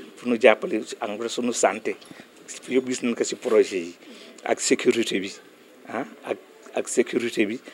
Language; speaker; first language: Wolof; native; Wolof